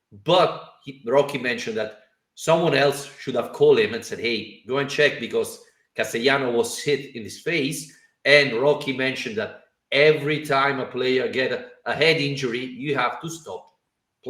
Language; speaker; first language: English; non-native, fluent; Italian